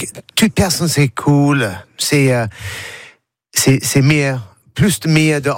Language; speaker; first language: French; non-native, learner; English